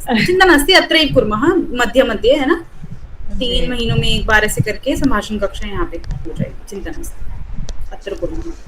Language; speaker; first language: Hindi; native; Hindi